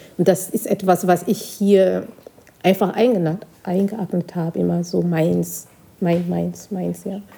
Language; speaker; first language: German; non-native, fluent; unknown